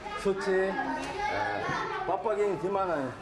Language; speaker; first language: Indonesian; non-native, learner; Korean